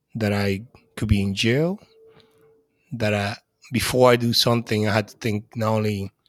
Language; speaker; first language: English; early bilingual, other home language; Spanish